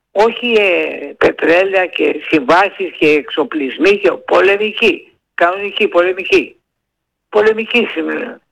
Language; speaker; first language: Greek; native; Greek